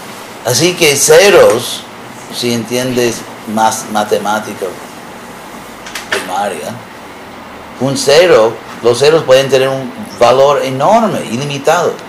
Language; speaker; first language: Spanish; non-native, fluent; English